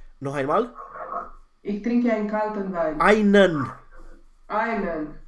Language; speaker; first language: German; non-native, learner; Romanian